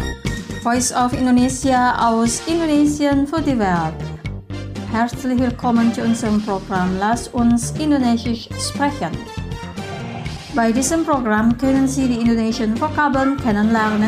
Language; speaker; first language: German; non-native, fluent; Indonesian